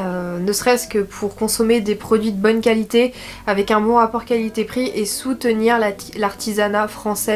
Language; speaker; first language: French; native; French